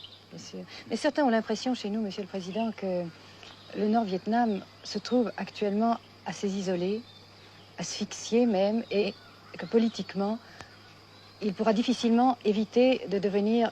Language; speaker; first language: French; native; French